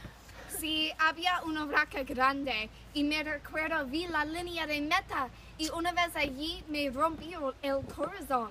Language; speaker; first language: Spanish; non-native, learner; English